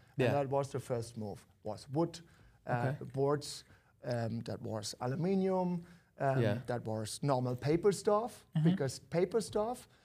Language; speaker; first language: English; non-native, learner; German